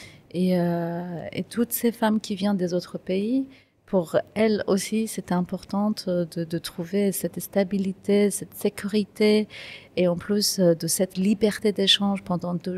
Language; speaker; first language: French; non-native, fluent; Kurdish